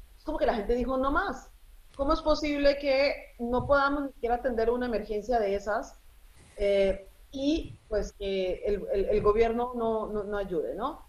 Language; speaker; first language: Spanish; early bilingual, other home language; Arabic